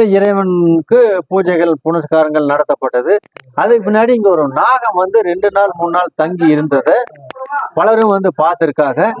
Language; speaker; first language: Tamil; non-native, local second language; Telugu